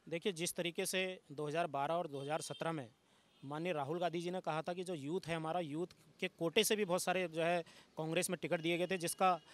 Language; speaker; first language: Hindi; native; Hindi